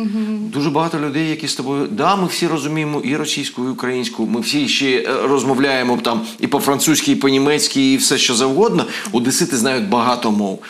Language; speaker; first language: Ukrainian; non-native, local second language; Russian